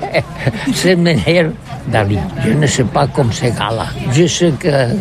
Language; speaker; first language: French; non-native, learner; Catalan